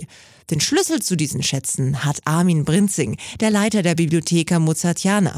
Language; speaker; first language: German; native; German